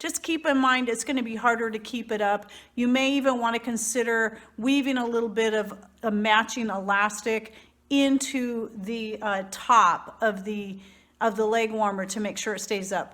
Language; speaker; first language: English; native; English